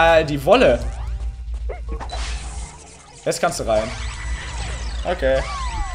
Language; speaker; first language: German; native; German